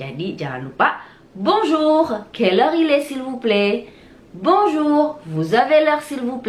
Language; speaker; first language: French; non-native, fluent; Indonesian